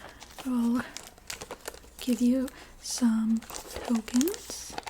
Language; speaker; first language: English; native; English